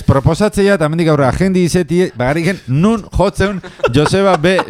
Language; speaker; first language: Basque; native; Basque